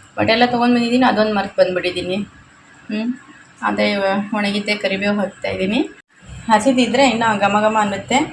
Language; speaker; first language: Kannada; non-native, local second language; Urdu